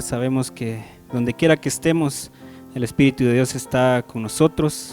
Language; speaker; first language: Spanish; native; Spanish